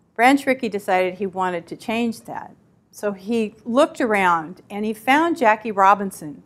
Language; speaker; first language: English; native; English